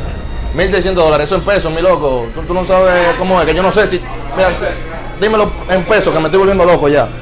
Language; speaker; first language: Spanish; native; Spanish